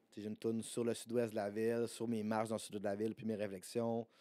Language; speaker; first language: French; native; French